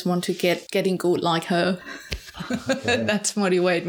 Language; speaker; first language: English; non-native, fluent; Thai